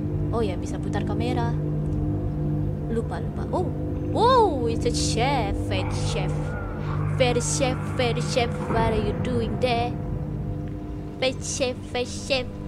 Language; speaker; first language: English; non-native, local second language; Malay